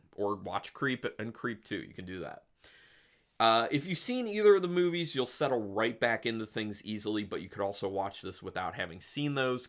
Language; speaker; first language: English; native; English